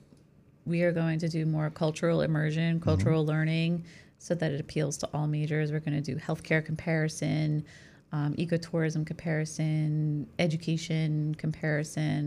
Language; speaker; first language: English; native; English